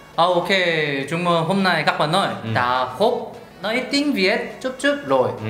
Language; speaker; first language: Vietnamese; non-native, learner; Korean